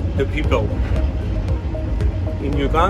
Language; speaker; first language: English; non-native, learner; Persian